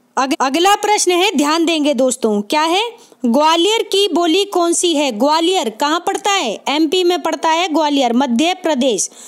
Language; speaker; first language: Hindi; native; Hindi